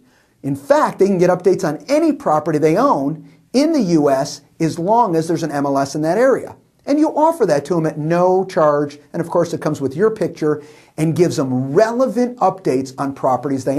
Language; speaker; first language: English; native; English